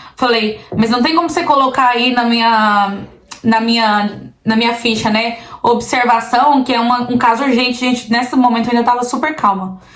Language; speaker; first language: Portuguese; native; Portuguese